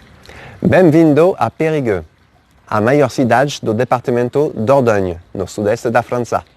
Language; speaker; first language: Portuguese; non-native, fluent; French